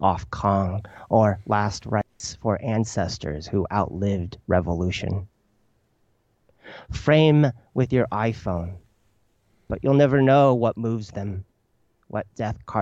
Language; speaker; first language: English; early bilingual, other home language; Chinese